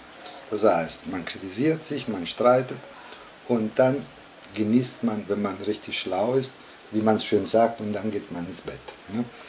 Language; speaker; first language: German; non-native, fluent; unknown